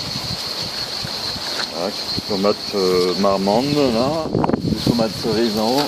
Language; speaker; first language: French; native; French